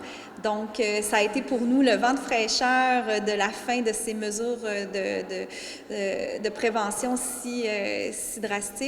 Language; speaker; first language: French; native; French